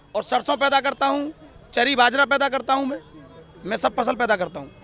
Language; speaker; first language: Hindi; native; Hindi